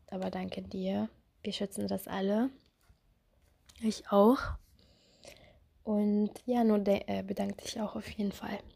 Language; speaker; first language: German; non-native, fluent; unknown